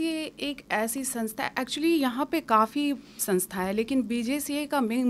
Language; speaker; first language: Hindi; native; Hindi